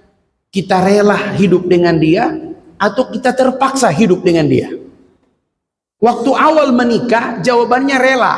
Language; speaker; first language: Indonesian; native; Indonesian